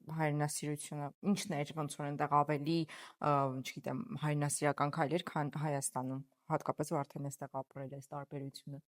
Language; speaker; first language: Armenian; native; Armenian